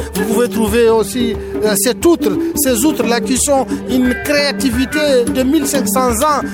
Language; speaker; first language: French; non-native, local second language; Tamasheq